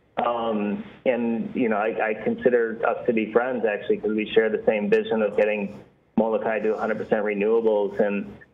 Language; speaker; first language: English; native; English